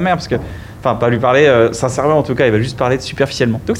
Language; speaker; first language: French; native; French